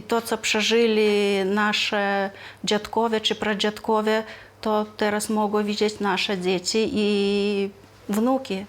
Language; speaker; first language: Polish; non-native, fluent; Lithuanian